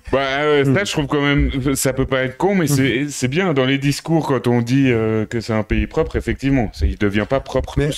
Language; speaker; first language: French; native; French